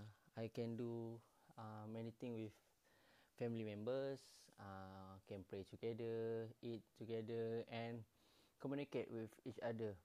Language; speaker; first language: English; non-native, learner; Malay